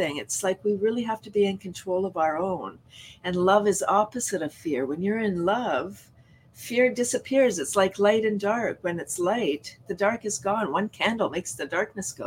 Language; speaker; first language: English; native; English